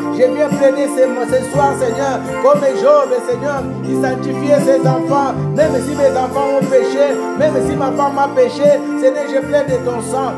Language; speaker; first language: French; non-native, local second language; Lingala